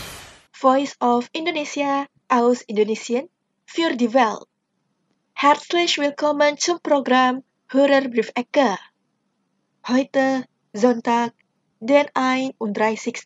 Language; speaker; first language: German; non-native, fluent; Indonesian